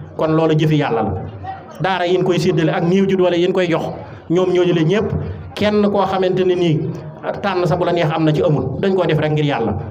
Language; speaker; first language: Wolof; native; Wolof